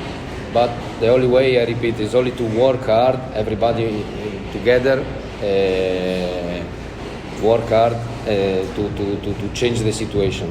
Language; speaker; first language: English; non-native, learner; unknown